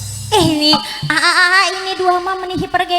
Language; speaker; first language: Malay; non-native, local second language; Sundanese